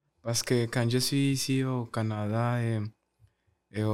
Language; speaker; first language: French; non-native, learner; Spanish